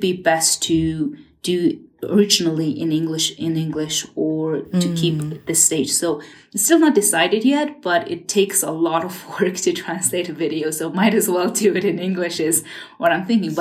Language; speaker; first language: English; non-native, fluent; Mongolian